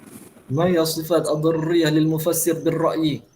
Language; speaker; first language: Arabic; non-native, fluent; Malay